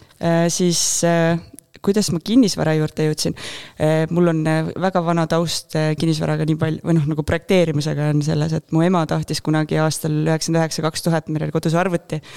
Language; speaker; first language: Estonian; native; Estonian